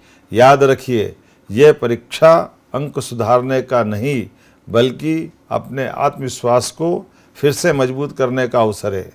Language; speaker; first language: Hindi; native; Hindi